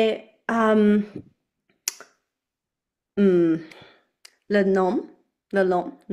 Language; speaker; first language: French; non-native, learner; Chinese